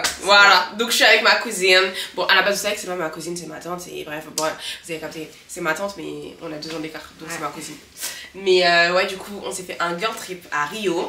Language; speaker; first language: French; native; French